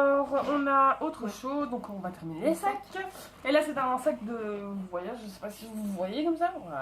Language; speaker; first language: French; native; French